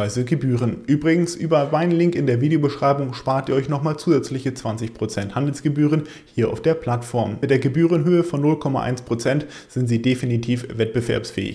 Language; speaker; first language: German; native; German